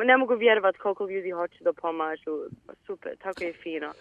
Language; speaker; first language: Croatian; early bilingual, heritage; Bosnian